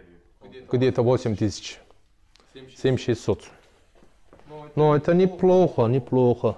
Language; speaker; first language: Russian; non-native, learner; Turkish